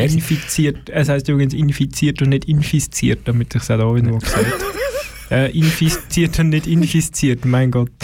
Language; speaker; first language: German; native; German